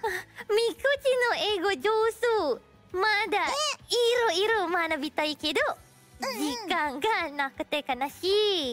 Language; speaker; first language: Japanese; non-native, fluent; Indonesian